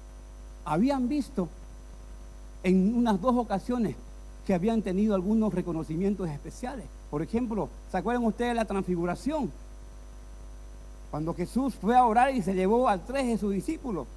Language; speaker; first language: Spanish; native; Spanish